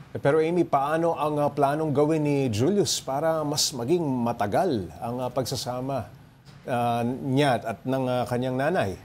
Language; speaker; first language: Filipino; native; Filipino